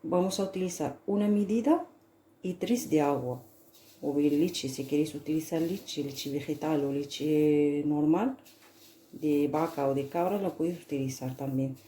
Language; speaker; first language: Spanish; non-native, fluent; Arabic